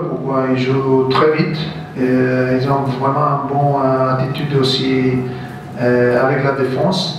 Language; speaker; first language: French; non-native, fluent; Turkish